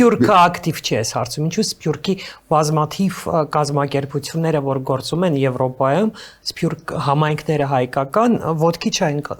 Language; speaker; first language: Armenian; native; Armenian